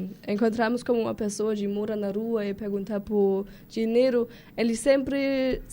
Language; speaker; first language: Portuguese; non-native, learner; German